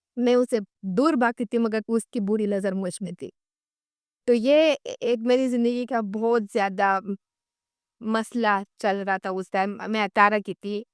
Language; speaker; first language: Urdu; non-native, fluent; Romanian